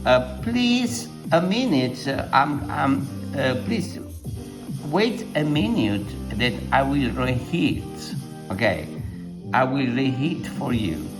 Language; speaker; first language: English; non-native, fluent; Italian